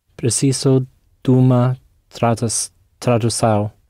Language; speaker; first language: Portuguese; non-native, learner; English